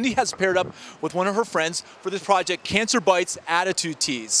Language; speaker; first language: English; native; English